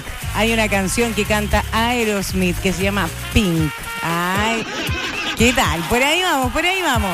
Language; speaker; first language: Spanish; native; Spanish